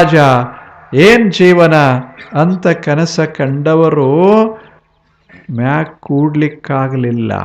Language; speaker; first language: Kannada; native; Kannada